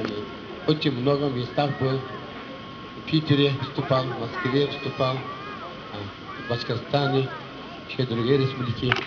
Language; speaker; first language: Russian; non-native, learner; Uzbek